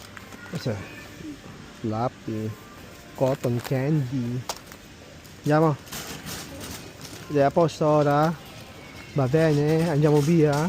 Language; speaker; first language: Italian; non-native, learner; Filipino